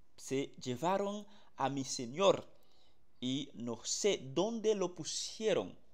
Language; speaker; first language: Spanish; non-native, fluent; Haitian Creole